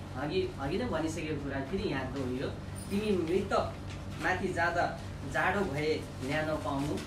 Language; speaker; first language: Nepali; non-native, local second language; Gurung